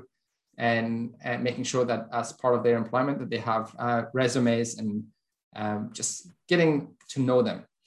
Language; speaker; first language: English; non-native, fluent; Persian